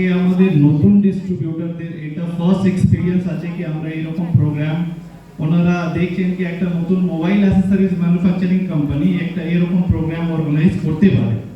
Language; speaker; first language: Bangla; non-native, local second language; Hindi